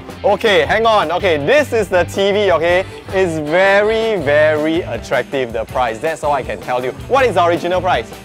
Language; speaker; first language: English; non-native, local second language; Chinese